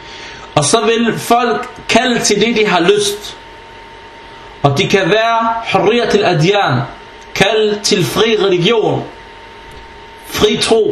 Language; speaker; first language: Danish; early bilingual, other home language; Arabic